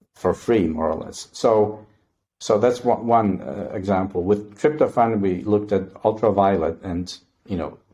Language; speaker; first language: English; non-native, fluent; Polish